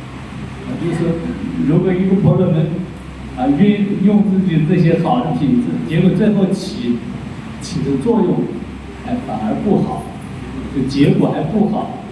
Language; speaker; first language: Chinese; native; Chinese